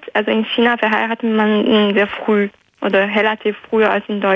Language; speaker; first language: German; non-native, fluent; Chinese